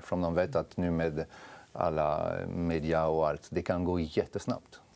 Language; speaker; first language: Swedish; non-native, fluent; French